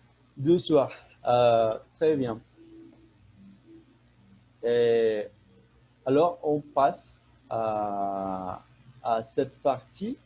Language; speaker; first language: French; non-native, fluent; Spanish